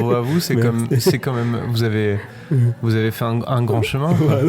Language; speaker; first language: French; native; French